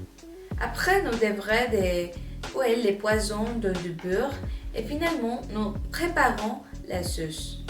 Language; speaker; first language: French; non-native, learner; Spanish